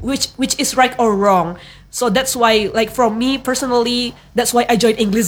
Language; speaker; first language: English; non-native, learner; Indonesian